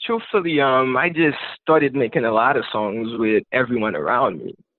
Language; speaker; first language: English; non-native, fluent; Haitian Creole